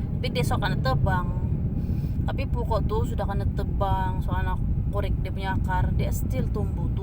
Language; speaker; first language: Malay; native; Malay